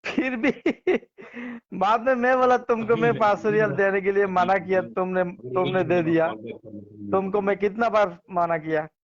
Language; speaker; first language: Hindi; non-native, learner; Bangla